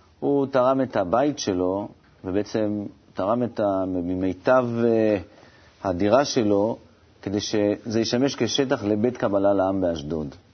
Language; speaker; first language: Hebrew; native; Hebrew